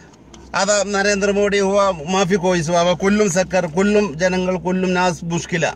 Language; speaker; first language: Arabic; non-native, learner; Malayalam